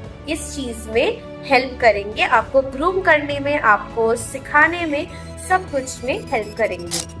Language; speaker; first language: Hindi; non-native, local second language; Bangla